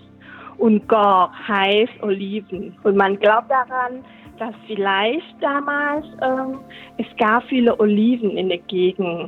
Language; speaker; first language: German; non-native, learner; Thai